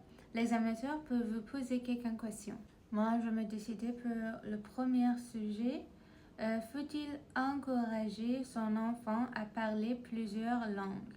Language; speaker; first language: French; non-native, learner; Persian